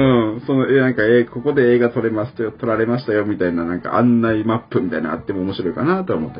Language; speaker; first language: Japanese; native; Japanese